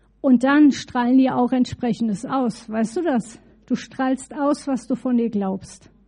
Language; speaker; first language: German; native; German